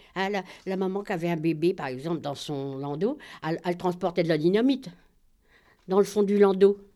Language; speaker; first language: French; native; French